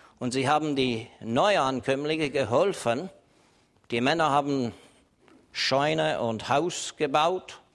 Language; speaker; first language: German; non-native, fluent; English